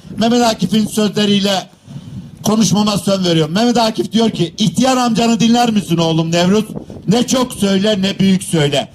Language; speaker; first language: Turkish; native; Turkish